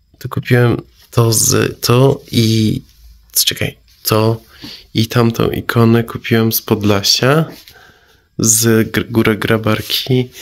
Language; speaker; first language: Polish; non-native, fluent; Persian